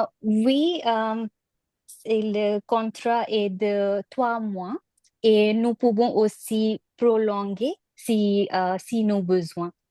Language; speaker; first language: French; non-native, learner; Punjabi